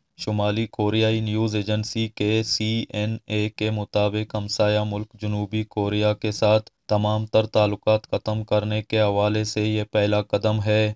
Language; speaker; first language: Urdu; non-native, local second language; Baluchi